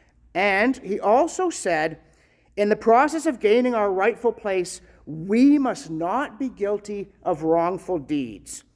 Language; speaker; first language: English; native; English